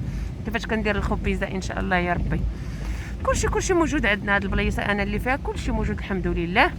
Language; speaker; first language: Arabic; native; Arabic